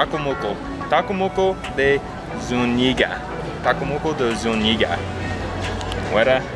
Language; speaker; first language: Spanish; non-native, learner; English